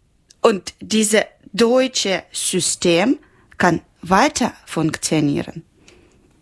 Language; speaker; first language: German; non-native, learner; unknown